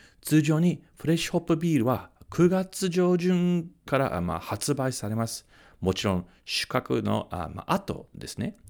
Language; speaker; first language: Japanese; non-native, fluent; English